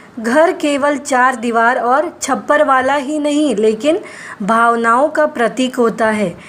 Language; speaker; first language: Hindi; non-native, local second language; Gujarati